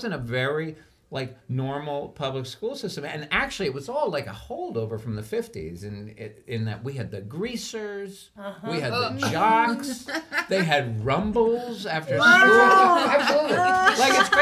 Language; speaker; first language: English; native; English